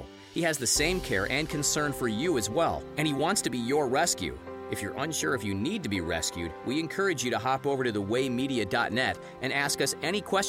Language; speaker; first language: English; native; English